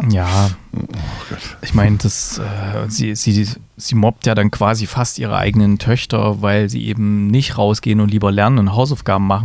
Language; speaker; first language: German; native; German